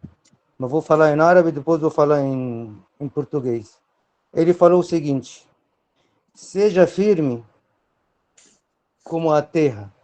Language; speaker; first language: Portuguese; non-native, fluent; Arabic